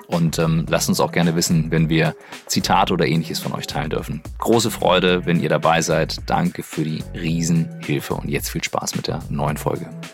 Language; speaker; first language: German; native; German